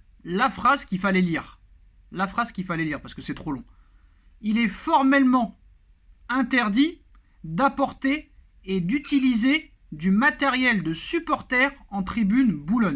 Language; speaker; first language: French; native; French